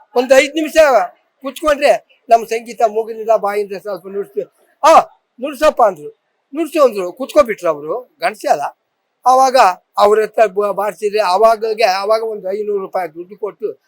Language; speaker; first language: Kannada; native; Kannada